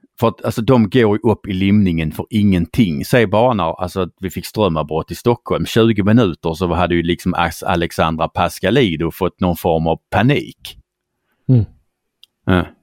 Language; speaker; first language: Swedish; native; Swedish